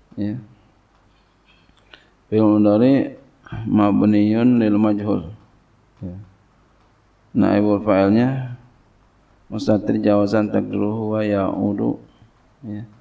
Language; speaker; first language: Arabic; non-native, fluent; Indonesian